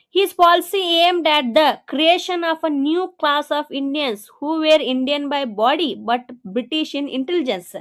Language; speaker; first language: English; non-native, local second language; Kannada